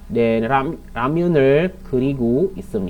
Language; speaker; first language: Korean; non-native, learner; Filipino